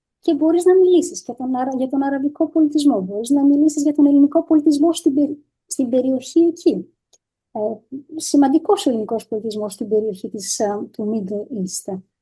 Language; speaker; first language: Greek; early bilingual, heritage; Greek